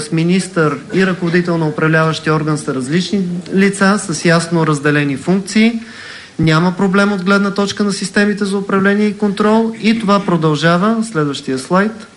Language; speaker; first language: Bulgarian; native; Bulgarian